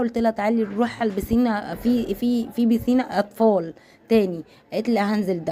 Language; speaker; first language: Arabic; native; Arabic